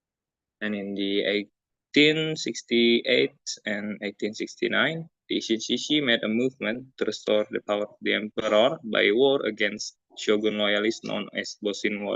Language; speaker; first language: English; non-native, learner; Indonesian